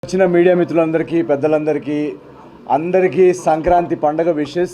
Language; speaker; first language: Telugu; native; Telugu